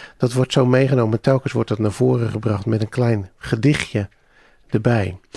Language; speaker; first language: Dutch; native; Dutch